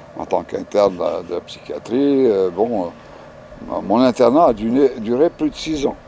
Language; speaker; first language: French; non-native, fluent; Bulgarian